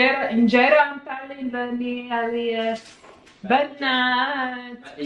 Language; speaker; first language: Amharic; non-native, learner; Arabic